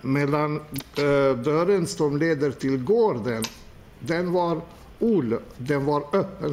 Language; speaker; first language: Swedish; non-native, fluent; Albanian